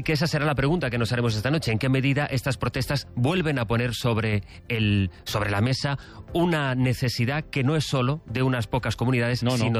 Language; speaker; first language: Spanish; native; Spanish